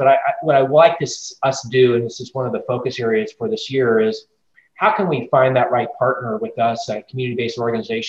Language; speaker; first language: English; native; English